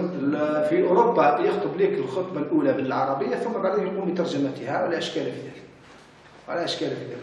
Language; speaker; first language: Arabic; native; Arabic